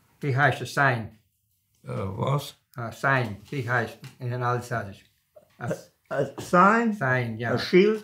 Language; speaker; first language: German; early bilingual, heritage; German